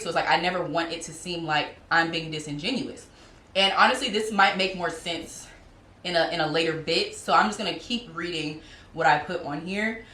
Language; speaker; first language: English; native; English